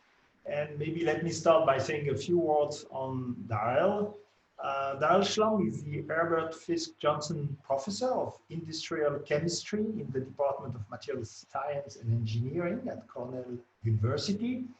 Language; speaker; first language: English; non-native, fluent; French